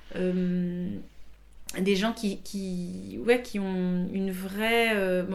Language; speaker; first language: French; native; French